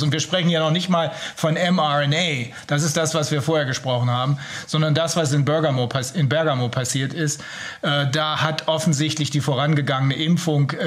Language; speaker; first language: German; native; German